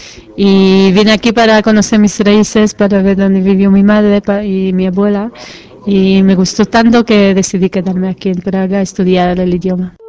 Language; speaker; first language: Spanish; non-native, fluent; Hebrew